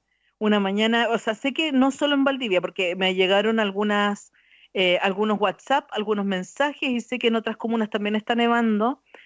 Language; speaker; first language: Spanish; native; Spanish